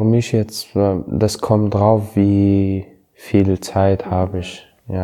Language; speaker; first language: German; non-native, learner; Arabic